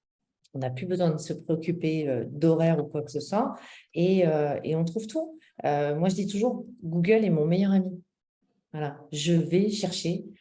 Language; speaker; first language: French; native; French